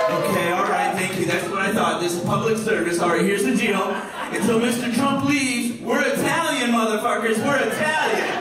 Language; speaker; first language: English; native; English